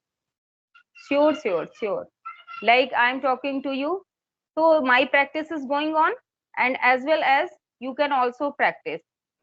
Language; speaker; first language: English; non-native, local second language; Hindi